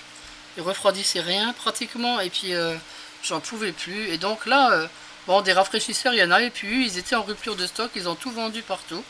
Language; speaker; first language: French; native; French